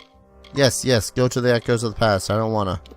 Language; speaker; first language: English; native; English